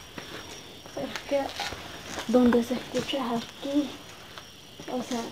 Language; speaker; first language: Spanish; native; Spanish